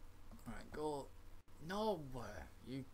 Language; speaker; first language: English; native; English